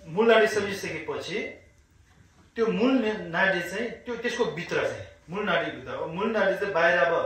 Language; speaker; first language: Nepali; non-native, local second language; Sherpa